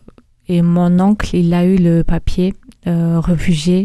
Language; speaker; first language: French; early bilingual, other home language; Mongolian